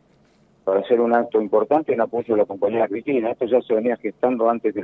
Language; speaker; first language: Spanish; native; Spanish